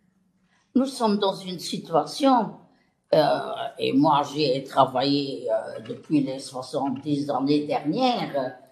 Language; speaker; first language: French; non-native, local second language; Luxembourgish